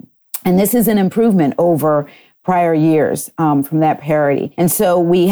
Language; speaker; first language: English; native; English